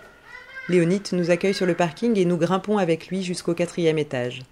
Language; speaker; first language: French; native; French